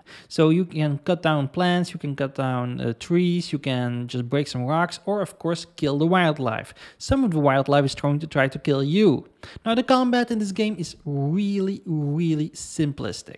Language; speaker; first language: English; non-native, fluent; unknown